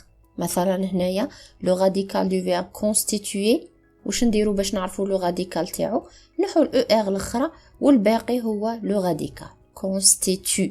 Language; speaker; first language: Arabic; native; Arabic